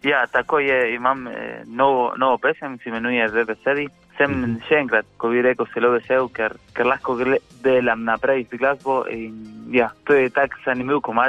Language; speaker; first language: Slovenian; non-native, fluent; Spanish